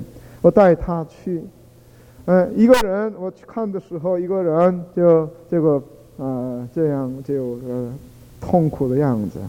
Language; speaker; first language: Chinese; non-native, fluent; Korean